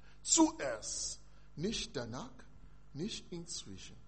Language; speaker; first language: German; non-native, learner; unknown